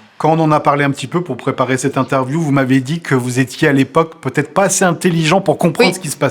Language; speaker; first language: French; native; French